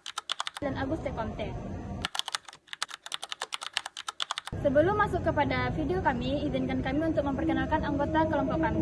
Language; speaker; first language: Indonesian; native; Indonesian